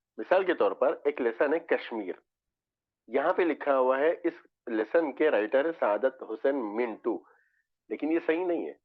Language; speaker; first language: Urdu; native; Urdu